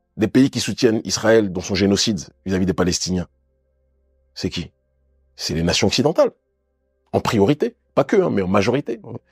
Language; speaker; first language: French; native; French